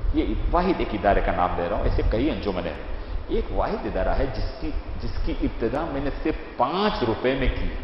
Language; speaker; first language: Urdu; non-native, local second language; Gujarati